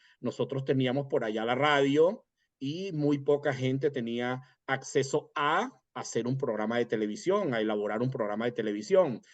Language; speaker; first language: Spanish; native; Spanish